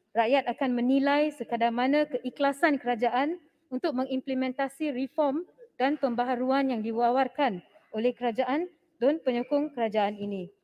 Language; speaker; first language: Malay; non-native, local second language; Tamil